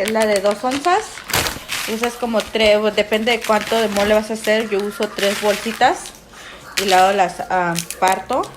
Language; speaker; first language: Spanish; early bilingual, heritage; Spanish